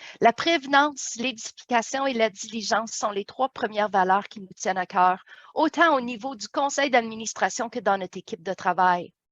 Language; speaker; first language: French; native; French